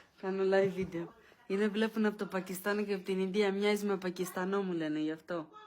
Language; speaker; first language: Greek; early bilingual, other home language; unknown